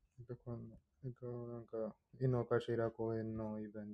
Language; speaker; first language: Japanese; non-native, learner; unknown